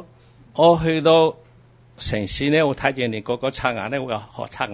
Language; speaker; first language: Cantonese; early bilingual, heritage; Cantonese